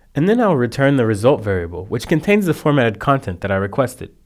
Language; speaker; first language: English; native; English